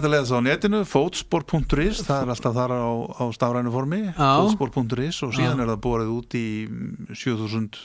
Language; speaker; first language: Icelandic; native; Icelandic